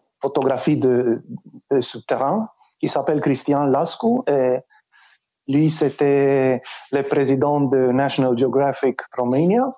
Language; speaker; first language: French; non-native, fluent; Romanian